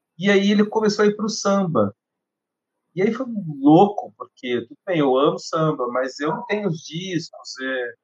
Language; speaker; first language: Portuguese; native; Portuguese